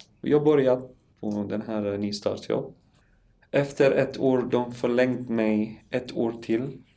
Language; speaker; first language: Swedish; non-native, learner; Arabic